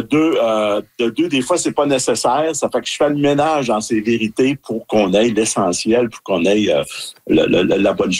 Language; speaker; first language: French; native; French